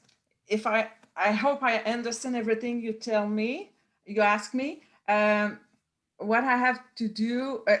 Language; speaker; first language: English; non-native, learner; French